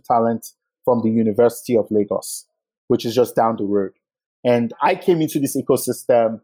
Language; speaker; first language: English; non-native, local second language; Yoruba